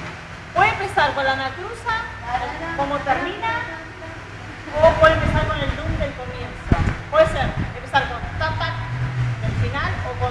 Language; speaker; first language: Spanish; native; Spanish